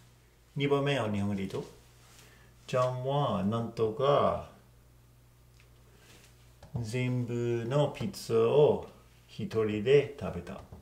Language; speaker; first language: Japanese; non-native, fluent; English